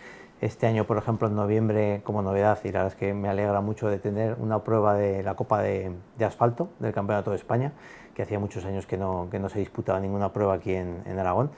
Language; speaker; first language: Spanish; native; Spanish